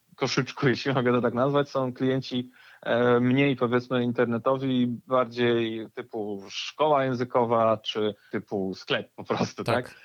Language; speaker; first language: Polish; native; Polish